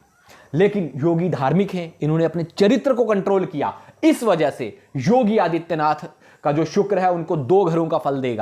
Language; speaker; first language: Hindi; native; Hindi